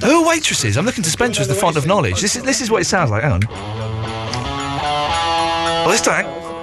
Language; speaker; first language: English; native; English